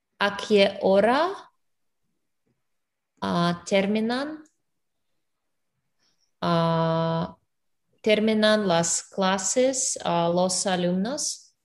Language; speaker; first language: Spanish; non-native, learner; English